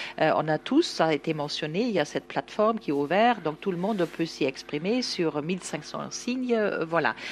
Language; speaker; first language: French; non-native, fluent; German